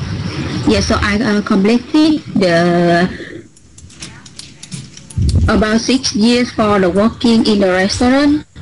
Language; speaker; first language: English; non-native, learner; Vietnamese